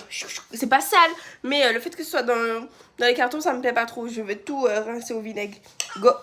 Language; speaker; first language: French; native; French